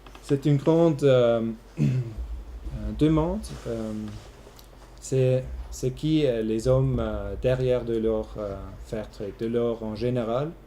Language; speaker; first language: French; non-native, local second language; German